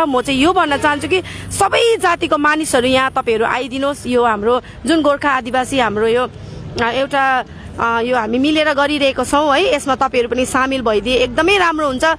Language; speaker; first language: Nepali; native; Nepali